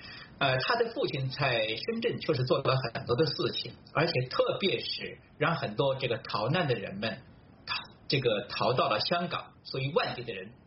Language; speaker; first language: Chinese; native; Chinese